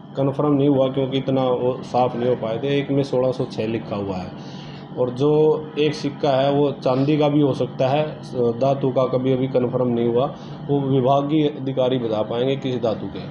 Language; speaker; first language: Hindi; native; Hindi